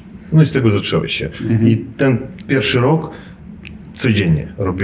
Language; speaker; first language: Polish; non-native, fluent; Russian